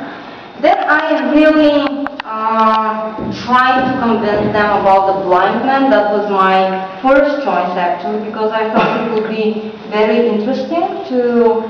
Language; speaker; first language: English; non-native, fluent; Turkish